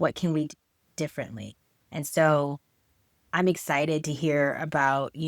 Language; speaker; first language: English; native; English